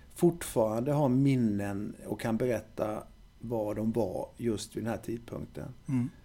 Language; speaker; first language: Swedish; native; Swedish